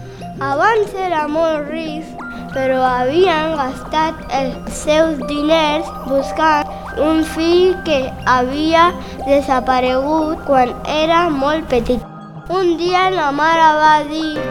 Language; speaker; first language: Catalan; non-native, learner; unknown